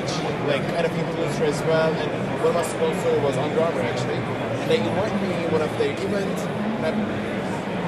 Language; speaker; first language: English; non-native, fluent; Turkish